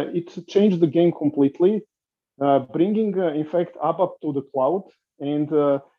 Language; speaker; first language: English; non-native, fluent; Serbian